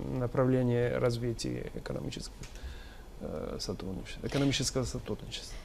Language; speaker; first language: Russian; non-native, fluent; Italian